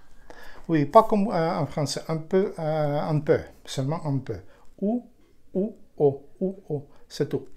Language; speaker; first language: French; non-native, learner; Ukrainian